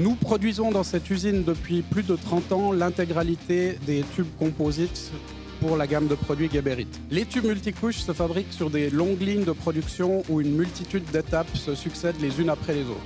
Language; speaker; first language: French; native; French